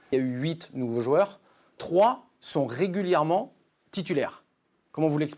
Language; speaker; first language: French; native; French